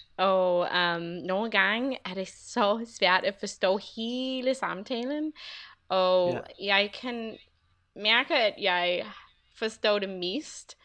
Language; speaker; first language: Danish; non-native, learner; English